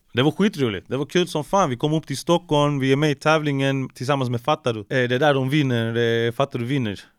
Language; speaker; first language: Swedish; early bilingual, other home language; Spanish